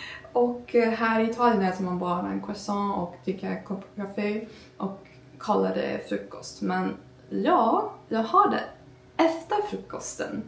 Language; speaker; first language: Swedish; non-native, learner; Turkish